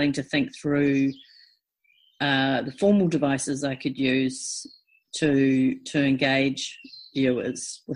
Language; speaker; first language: English; native; English